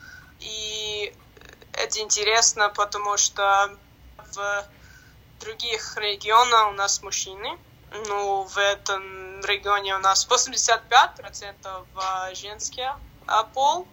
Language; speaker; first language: Russian; non-native, learner; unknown